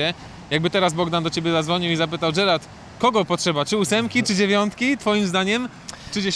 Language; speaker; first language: Polish; native; Polish